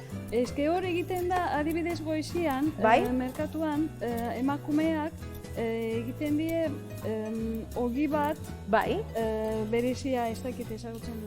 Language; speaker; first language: Basque; non-native, learner; Turkish